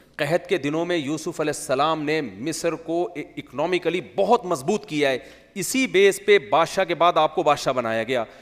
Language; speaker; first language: Urdu; native; Urdu